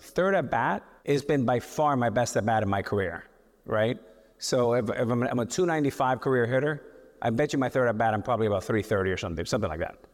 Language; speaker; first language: English; native; English